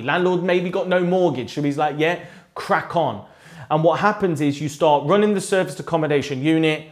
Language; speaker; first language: English; native; English